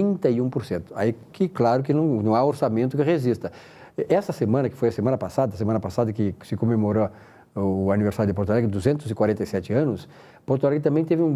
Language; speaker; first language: Portuguese; native; Portuguese